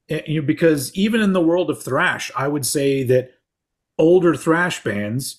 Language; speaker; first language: English; native; English